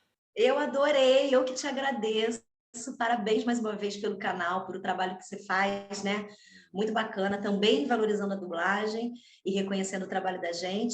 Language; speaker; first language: Portuguese; native; Portuguese